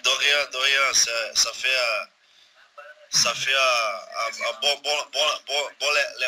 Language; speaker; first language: French; non-native, learner; Portuguese